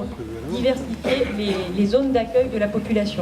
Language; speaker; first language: French; native; French